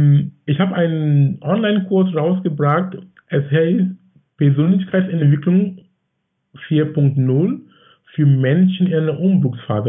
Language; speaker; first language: German; non-native, fluent; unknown